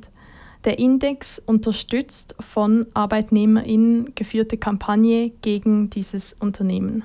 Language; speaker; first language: German; native; German